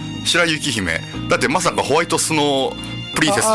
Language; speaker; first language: Japanese; native; Japanese